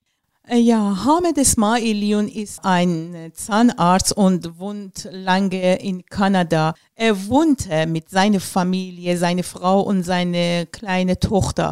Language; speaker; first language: German; non-native, learner; Persian